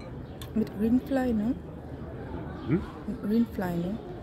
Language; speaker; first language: German; non-native, learner; Thai